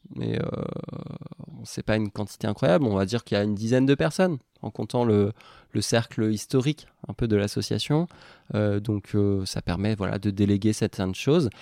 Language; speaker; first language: French; native; French